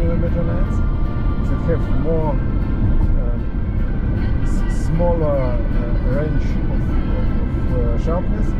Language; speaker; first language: English; non-native, learner; German